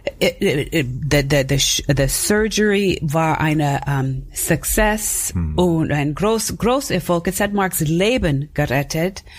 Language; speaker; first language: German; non-native, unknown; English